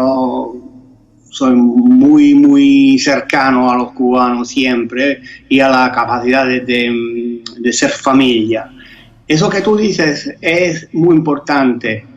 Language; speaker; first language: Spanish; non-native, fluent; Italian